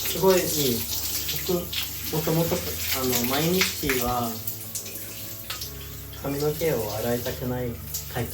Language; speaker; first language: Japanese; non-native, fluent; Swedish